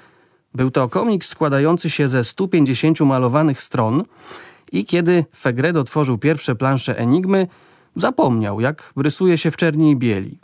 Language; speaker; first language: Polish; native; Polish